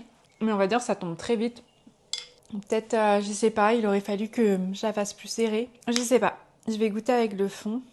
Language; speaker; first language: French; native; French